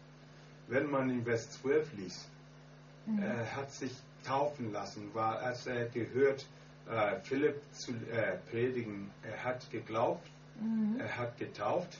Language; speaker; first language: German; non-native, learner; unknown